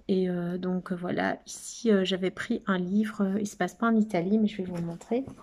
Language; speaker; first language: French; native; French